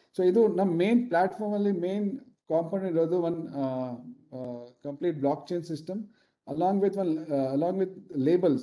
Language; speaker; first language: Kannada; non-native, local second language; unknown